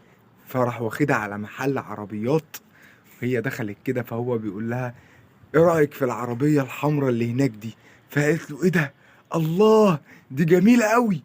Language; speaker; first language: Arabic; native; Arabic